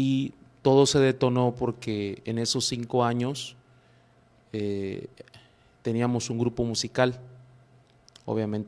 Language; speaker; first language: Spanish; native; Spanish